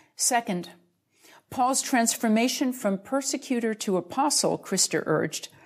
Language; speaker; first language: English; native; English